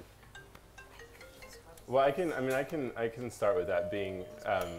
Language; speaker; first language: English; native; English